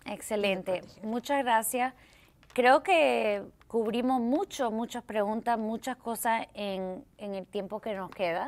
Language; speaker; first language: Spanish; early bilingual, heritage; Spanish